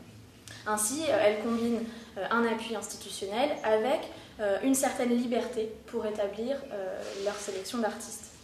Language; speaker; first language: French; native; French